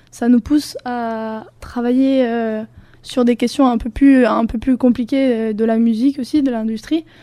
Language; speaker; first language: French; non-native, fluent; Spanish